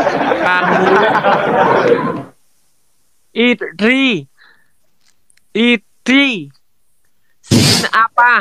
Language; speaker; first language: Indonesian; non-native, learner; Vietnamese